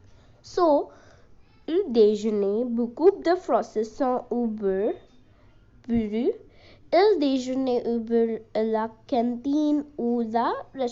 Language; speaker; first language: French; non-native, learner; Hindi